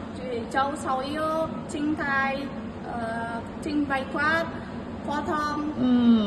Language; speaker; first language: Cantonese; non-native, learner; Indonesian